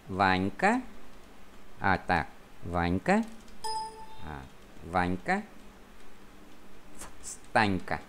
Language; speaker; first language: Russian; non-native, fluent; Vietnamese